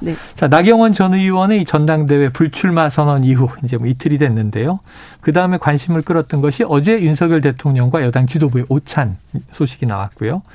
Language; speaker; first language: Korean; native; Korean